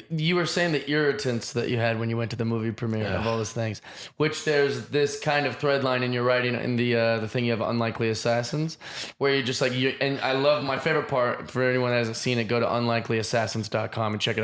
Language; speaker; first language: English; native; English